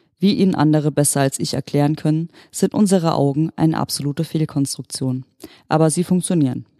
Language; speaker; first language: German; native; German